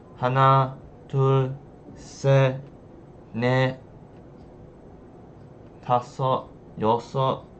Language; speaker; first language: Korean; non-native, learner; English